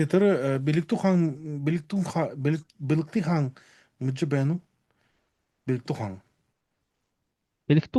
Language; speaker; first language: Mongolian; non-native, learner; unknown